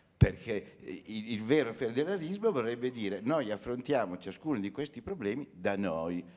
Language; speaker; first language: Italian; native; Italian